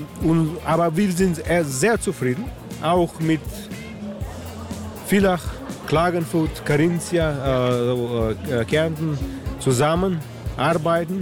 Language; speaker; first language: German; non-native, learner; Slovenian